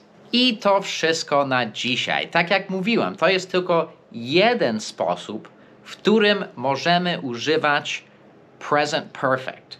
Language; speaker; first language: Polish; non-native, fluent; English